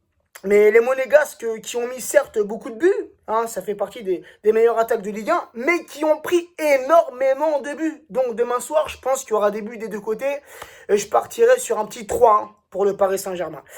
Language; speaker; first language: French; native; French